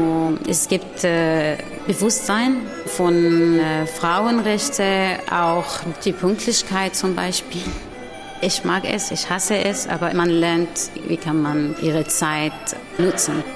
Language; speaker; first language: German; non-native, learner; Arabic